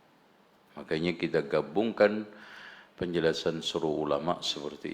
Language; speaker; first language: Indonesian; native; Indonesian